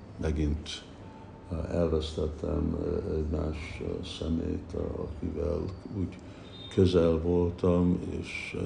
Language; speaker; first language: Hungarian; early bilingual, heritage; Hungarian